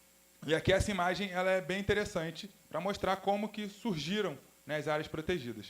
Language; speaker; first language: Portuguese; native; Portuguese